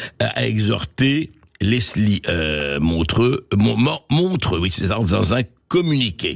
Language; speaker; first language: French; native; French